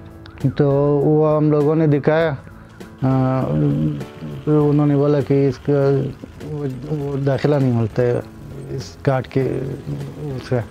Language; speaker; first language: Hindi; non-native, learner; Pashto